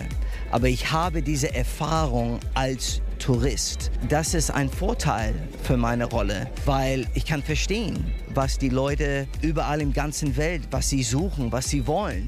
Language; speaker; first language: German; non-native, fluent; English